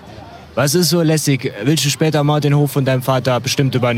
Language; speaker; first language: German; native; German